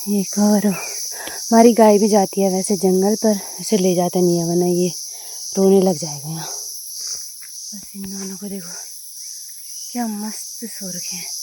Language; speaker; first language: Hindi; native; Hindi